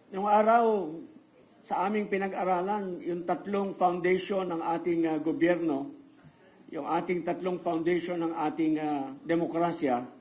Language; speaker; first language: Filipino; native; Filipino